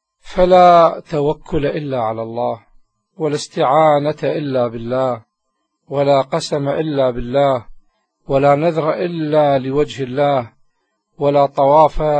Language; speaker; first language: Arabic; native; Arabic